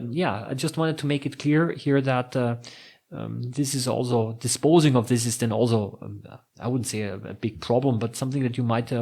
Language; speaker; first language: English; non-native, fluent; German